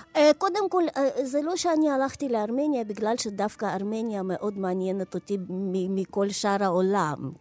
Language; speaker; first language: Hebrew; non-native, fluent; Ukrainian